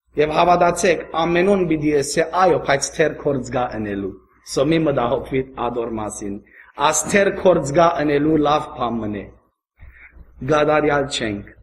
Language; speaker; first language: Armenian; early bilingual, heritage; Armenian